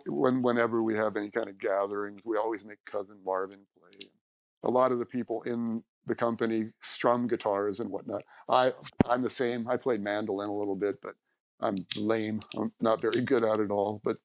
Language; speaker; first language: English; native; English